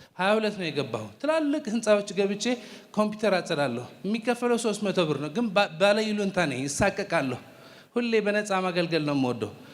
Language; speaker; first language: Amharic; non-native, fluent; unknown